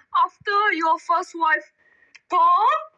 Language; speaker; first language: English; non-native, learner; Thai